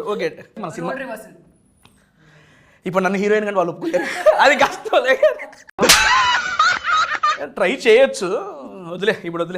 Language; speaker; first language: Telugu; native; Telugu